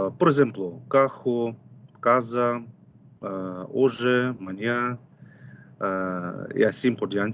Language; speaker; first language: Portuguese; non-native, fluent; Russian